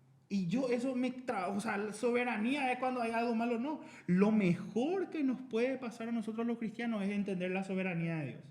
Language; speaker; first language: Spanish; native; Spanish